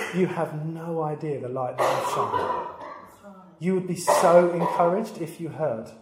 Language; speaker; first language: English; native; English